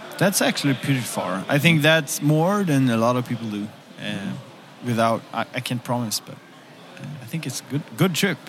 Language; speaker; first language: English; non-native, fluent; Swedish